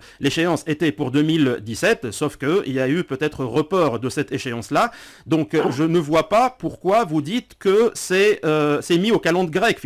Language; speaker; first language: French; non-native, local second language; Arabic